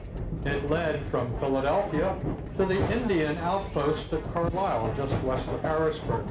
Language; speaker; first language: English; native; English